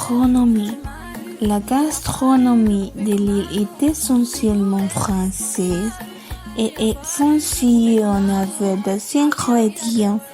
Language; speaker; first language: French; non-native, learner; Spanish